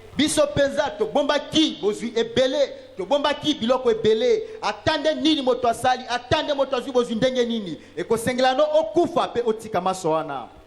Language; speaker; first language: Lingala; native; Lingala